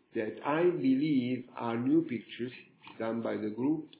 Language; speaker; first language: English; non-native, fluent; Italian